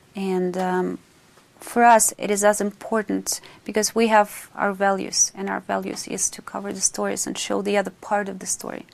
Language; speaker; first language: English; non-native, fluent; Russian